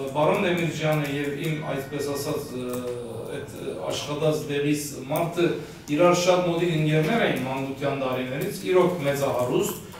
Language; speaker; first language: Armenian; early bilingual, heritage; Armenian